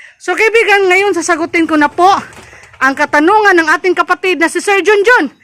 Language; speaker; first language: Filipino; non-native, local second language; Cebuano